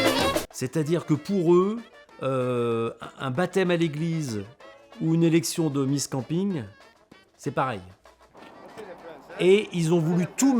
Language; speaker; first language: French; native; French